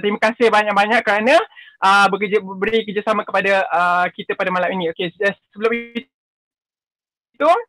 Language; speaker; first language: Malay; native; Malay